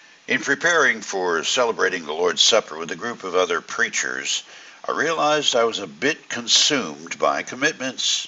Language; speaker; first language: English; native; English